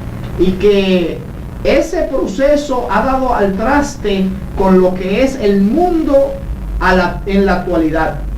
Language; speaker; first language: Spanish; native; Spanish